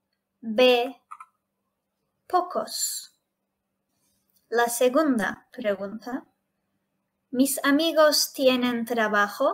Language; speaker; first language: Spanish; non-native, fluent; Turkish